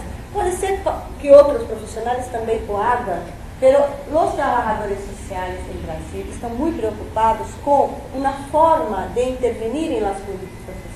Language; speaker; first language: Spanish; non-native, fluent; Portuguese